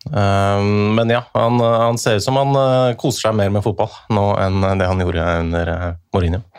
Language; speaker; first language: Norwegian; native; Norwegian